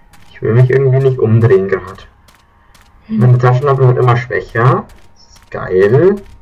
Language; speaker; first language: German; native; German